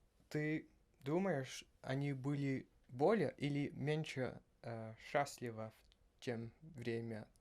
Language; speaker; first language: Russian; non-native, learner; Dutch